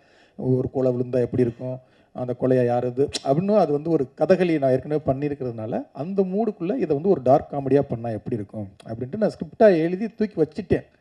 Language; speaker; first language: Tamil; native; Tamil